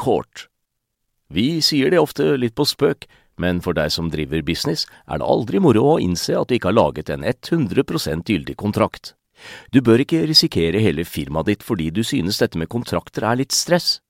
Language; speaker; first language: Norwegian; native; Norwegian